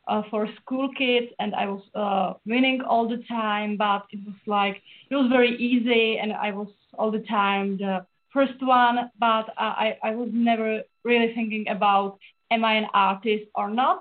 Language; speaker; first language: English; non-native, fluent; Czech